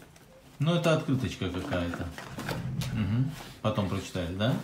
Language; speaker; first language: Russian; native; Russian